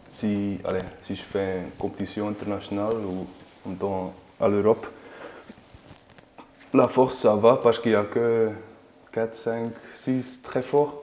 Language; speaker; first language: French; non-native, learner; Dutch